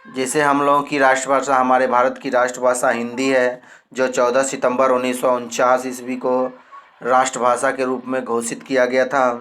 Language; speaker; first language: Hindi; native; Hindi